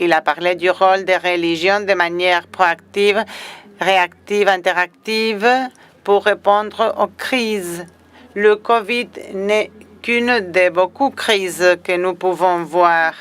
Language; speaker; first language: French; non-native, fluent; Spanish